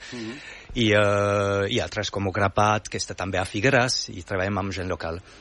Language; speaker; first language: Catalan; non-native, fluent; French